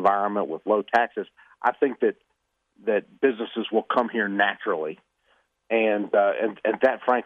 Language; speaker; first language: English; native; English